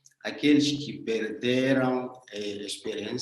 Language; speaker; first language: Portuguese; non-native, learner; Swahili